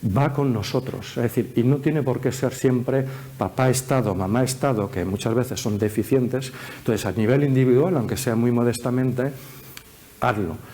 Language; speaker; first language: Spanish; early bilingual, heritage; Spanish